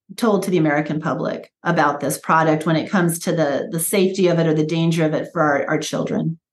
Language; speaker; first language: English; native; English